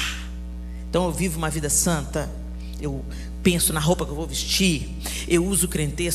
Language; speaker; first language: Portuguese; native; Portuguese